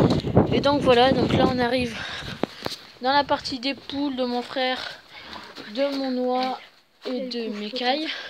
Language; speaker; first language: French; native; French